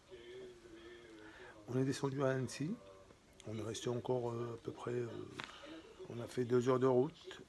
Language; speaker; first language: French; native; French